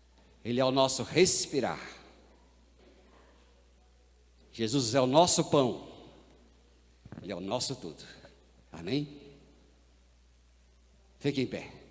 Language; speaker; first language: Portuguese; native; Portuguese